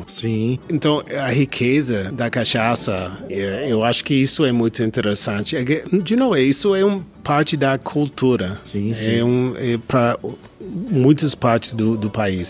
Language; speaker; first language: Portuguese; non-native, learner; English